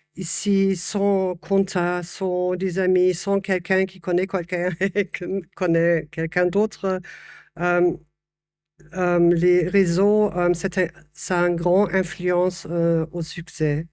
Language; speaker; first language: French; non-native, fluent; German